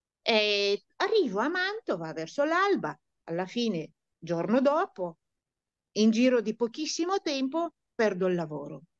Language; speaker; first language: Italian; non-native, fluent; Romanian